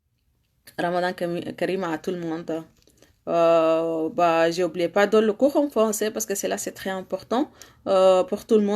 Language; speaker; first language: French; non-native, learner; Arabic